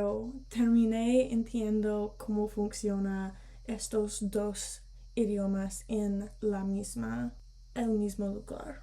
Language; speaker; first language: Spanish; early bilingual, heritage; Spanish